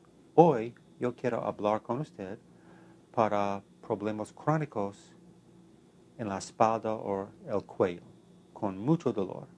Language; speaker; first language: Spanish; non-native, learner; English